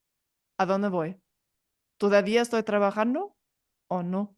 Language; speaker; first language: Spanish; non-native, fluent; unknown